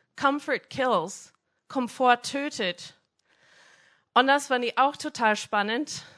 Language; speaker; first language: German; non-native, fluent; English